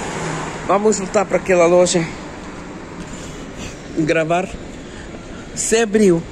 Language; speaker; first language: Portuguese; non-native, fluent; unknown